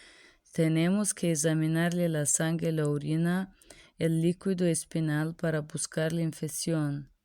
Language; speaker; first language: Spanish; non-native, learner; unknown